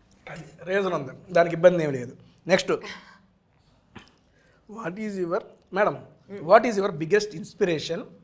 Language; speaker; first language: Telugu; native; Telugu